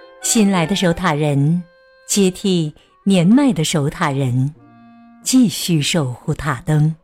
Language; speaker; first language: Chinese; native; Chinese